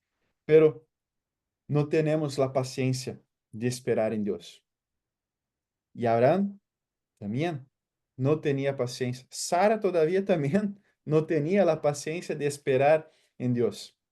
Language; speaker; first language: Spanish; non-native, fluent; Portuguese